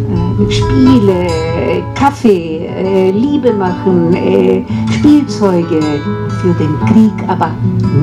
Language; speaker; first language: German; non-native, fluent; Spanish